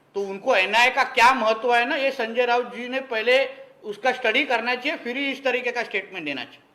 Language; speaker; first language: Hindi; non-native, local second language; Marathi